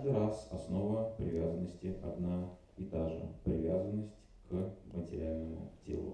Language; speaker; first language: Russian; native; Russian